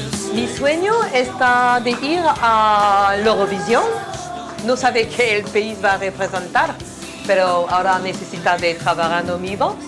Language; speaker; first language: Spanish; non-native, learner; French